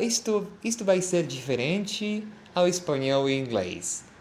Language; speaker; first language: Portuguese; non-native, fluent; Spanish